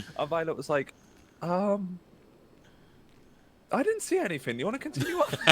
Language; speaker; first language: English; native; English